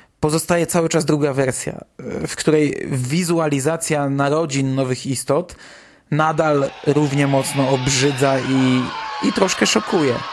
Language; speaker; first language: Polish; native; Polish